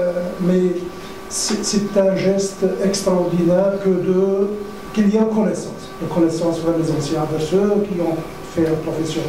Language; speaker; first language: French; non-native, local second language; Arabic